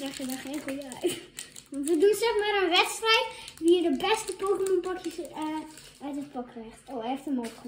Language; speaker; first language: Dutch; native; Dutch